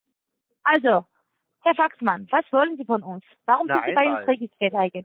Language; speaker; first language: German; non-native, learner; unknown